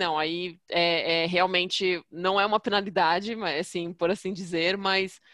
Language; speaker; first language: Portuguese; native; Portuguese